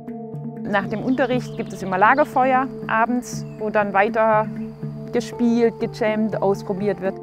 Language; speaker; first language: German; native; German